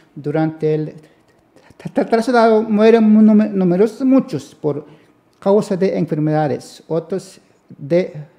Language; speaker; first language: Spanish; non-native, local second language; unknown